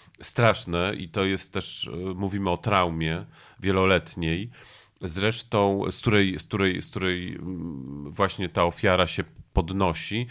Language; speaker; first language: Polish; native; Polish